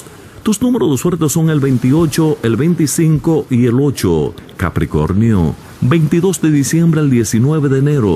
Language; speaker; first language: Spanish; native; Spanish